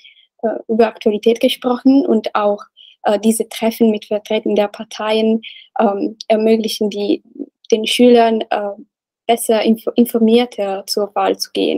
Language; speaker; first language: German; non-native, learner; Italian